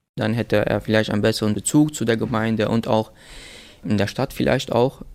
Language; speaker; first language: German; early bilingual, other home language; Macedonian